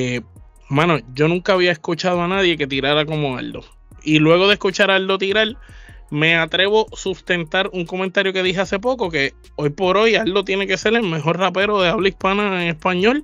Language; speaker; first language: Spanish; native; Spanish